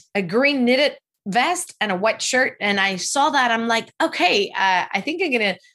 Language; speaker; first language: English; non-native, fluent; Spanish